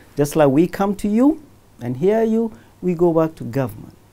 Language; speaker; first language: English; non-native, local second language; Hausa